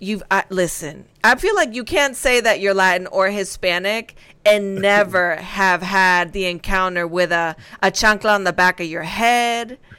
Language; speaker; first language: English; early bilingual, other home language; Spanish